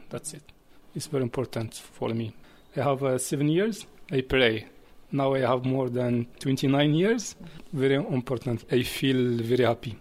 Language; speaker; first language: English; non-native, learner; Arabic